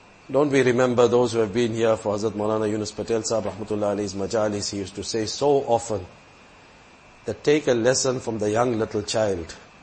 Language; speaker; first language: English; native; English